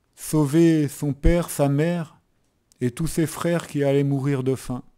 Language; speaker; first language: French; native; French